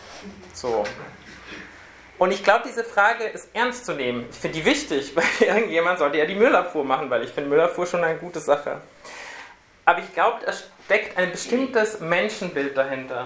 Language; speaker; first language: German; native; German